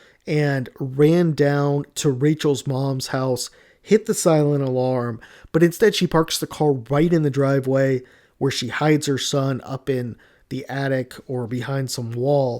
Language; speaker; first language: English; native; English